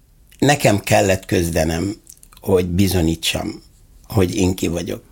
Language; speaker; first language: Hungarian; non-native, fluent; Arabic